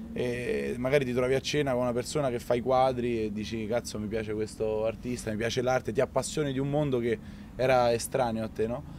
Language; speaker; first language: Italian; native; Italian